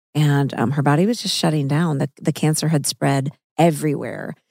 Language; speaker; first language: English; native; English